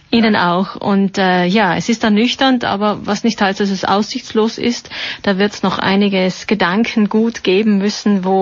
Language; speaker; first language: German; native; German